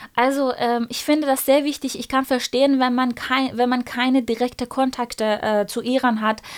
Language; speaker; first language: German; non-native, fluent; Persian